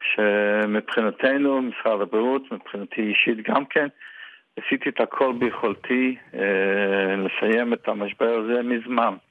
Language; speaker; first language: Hebrew; non-native, fluent; Yiddish